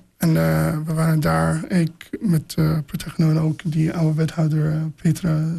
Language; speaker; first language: Dutch; non-native, fluent; English